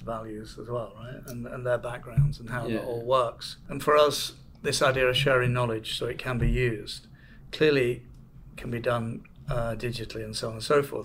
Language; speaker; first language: English; native; English